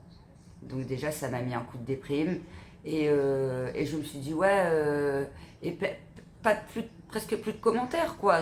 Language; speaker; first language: French; native; French